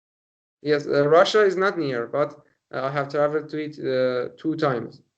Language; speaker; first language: English; non-native, learner; Persian